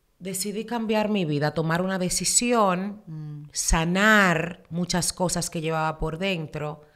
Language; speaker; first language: Spanish; early bilingual, heritage; Spanish